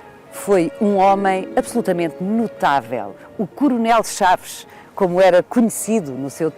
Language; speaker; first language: Portuguese; native; Portuguese